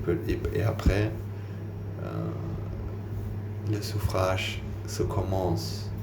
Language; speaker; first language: French; non-native, learner; German